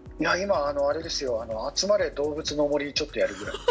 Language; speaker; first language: Japanese; native; Japanese